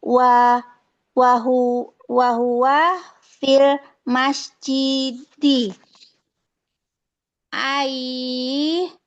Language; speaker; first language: Arabic; non-native, learner; Indonesian